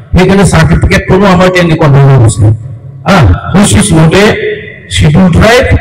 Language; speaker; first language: Assamese; non-native, local second language; Karbi